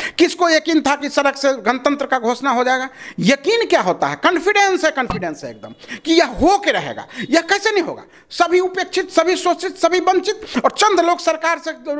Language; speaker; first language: Hindi; non-native, local second language; Maithili